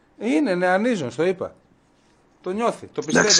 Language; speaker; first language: Greek; native; Greek